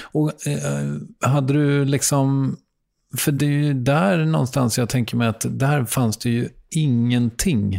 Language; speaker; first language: Swedish; native; Swedish